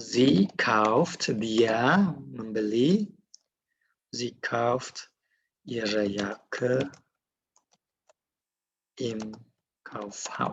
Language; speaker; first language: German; non-native, fluent; Indonesian